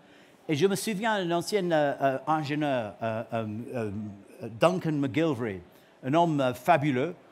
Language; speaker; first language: French; non-native, learner; English